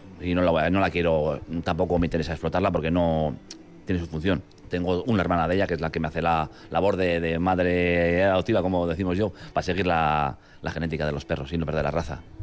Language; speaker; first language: Spanish; native; Spanish